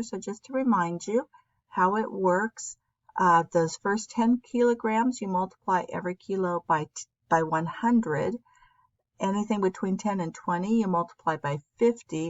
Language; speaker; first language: English; native; English